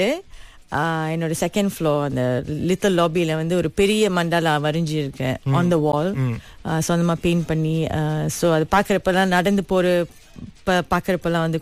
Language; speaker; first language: Tamil; early bilingual, heritage; Tamil